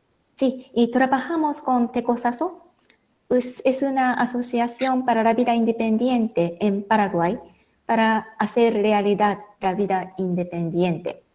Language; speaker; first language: Spanish; non-native, fluent; Japanese